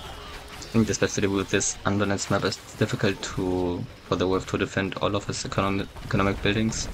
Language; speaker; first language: English; non-native, fluent; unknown